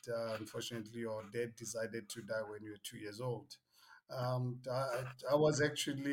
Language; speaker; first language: English; non-native, local second language; Northern Sotho